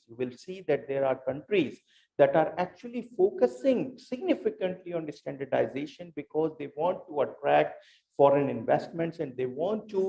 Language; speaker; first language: English; non-native, local second language; Urdu